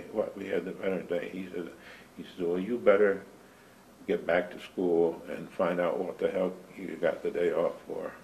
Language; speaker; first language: English; native; English